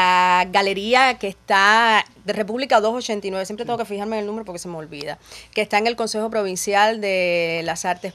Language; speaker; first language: Spanish; native; Spanish